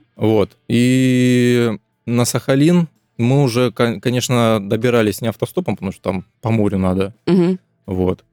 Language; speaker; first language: Russian; native; Russian